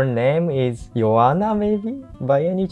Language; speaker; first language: English; non-native, fluent; Japanese